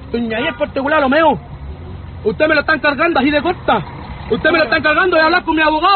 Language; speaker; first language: Spanish; native; Spanish